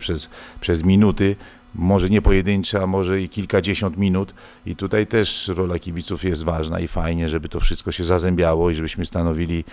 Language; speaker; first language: Polish; native; Polish